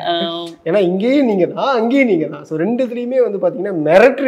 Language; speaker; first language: Tamil; native; Tamil